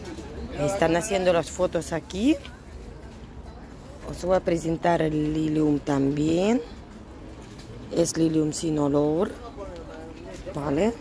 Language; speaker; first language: Spanish; non-native, fluent; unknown